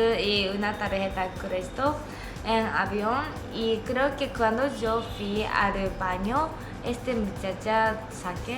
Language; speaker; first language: Spanish; non-native, learner; Japanese